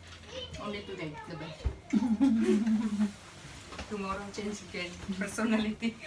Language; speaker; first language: English; non-native, learner; Indonesian